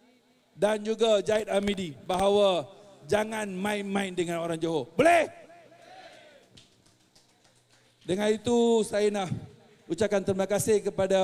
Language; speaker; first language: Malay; non-native, local second language; Tamil